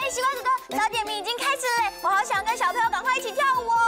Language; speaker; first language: Chinese; native; Chinese